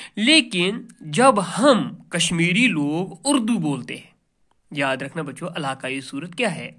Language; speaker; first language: Urdu; non-native, local second language; Kashmiri